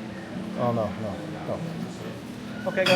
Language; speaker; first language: Spanish; non-native, learner; English